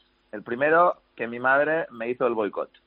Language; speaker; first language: Spanish; native; Spanish